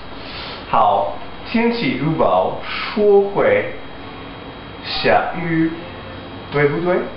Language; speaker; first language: Chinese; non-native, learner; English